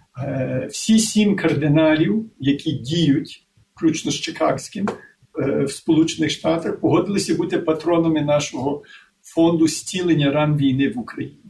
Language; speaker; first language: Ukrainian; early bilingual, heritage; Ukrainian